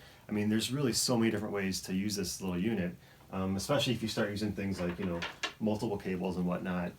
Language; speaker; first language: English; native; English